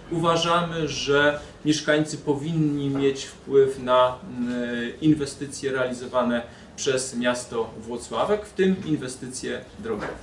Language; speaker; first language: Polish; native; Polish